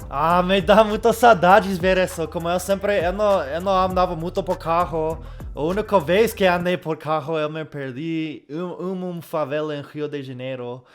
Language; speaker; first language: Portuguese; non-native, fluent; English